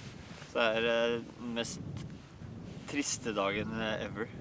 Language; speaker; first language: Norwegian; native; Norwegian